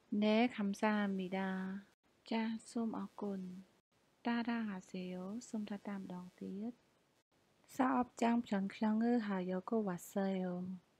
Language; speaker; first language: Korean; non-native, fluent; Khmer